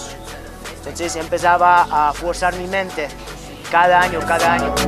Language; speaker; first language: Spanish; non-native, fluent; Hungarian